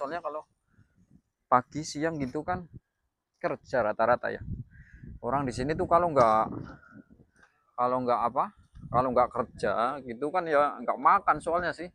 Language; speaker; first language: Indonesian; non-native, local second language; Javanese